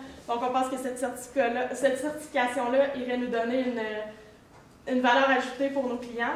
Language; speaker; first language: French; native; French